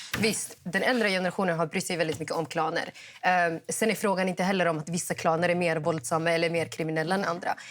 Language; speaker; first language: Swedish; early bilingual, other home language; Somali